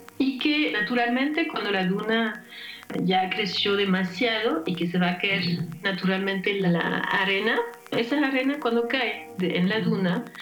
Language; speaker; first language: Spanish; non-native, fluent; French